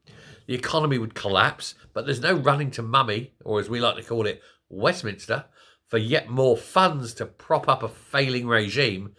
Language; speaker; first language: English; native; English